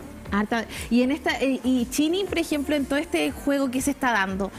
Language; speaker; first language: Spanish; native; Spanish